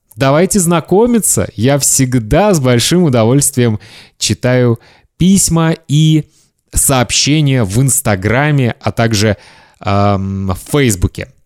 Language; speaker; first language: Russian; native; Russian